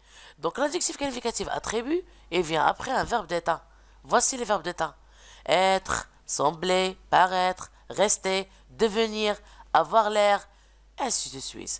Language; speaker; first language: French; non-native, local second language; Arabic